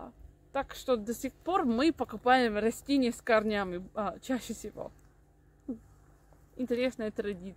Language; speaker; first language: Russian; non-native, learner; English